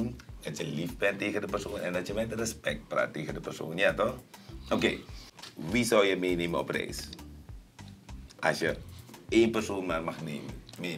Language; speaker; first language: Dutch; native; Dutch